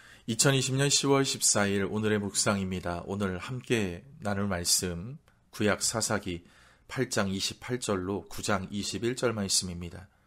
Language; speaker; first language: Korean; native; Korean